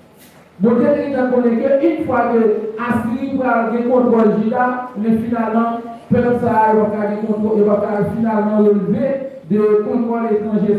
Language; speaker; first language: French; non-native, local second language; Haitian Creole